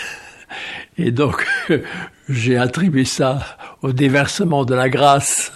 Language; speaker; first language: French; native; French